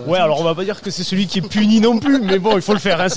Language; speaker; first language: French; native; French